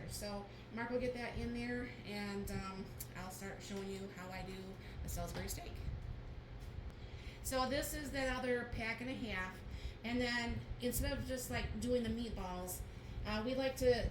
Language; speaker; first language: English; native; English